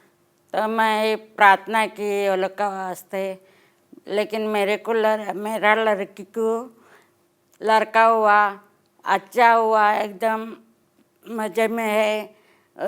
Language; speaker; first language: Hindi; non-native, local second language; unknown